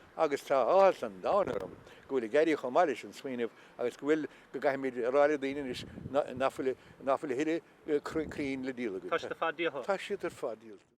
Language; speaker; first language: Irish; native; Irish